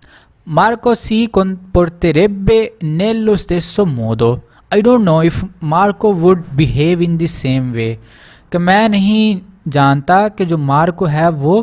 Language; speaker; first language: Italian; non-native, fluent; Urdu